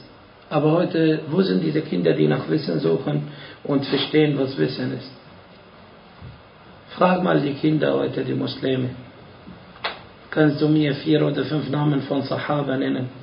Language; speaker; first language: German; non-native, fluent; Arabic